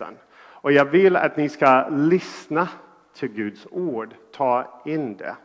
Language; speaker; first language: Swedish; non-native, fluent; English